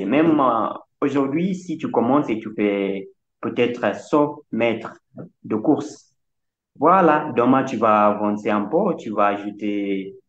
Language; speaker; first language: French; non-native, fluent; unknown